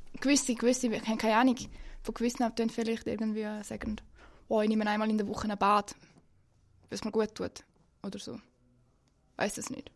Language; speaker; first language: German; native; German